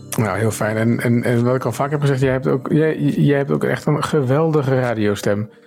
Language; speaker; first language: Dutch; native; Dutch